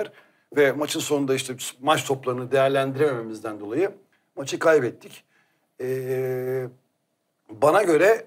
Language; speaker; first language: Turkish; native; Turkish